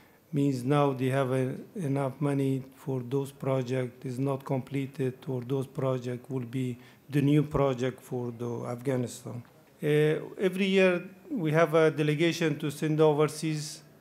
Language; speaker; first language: English; non-native, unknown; Persian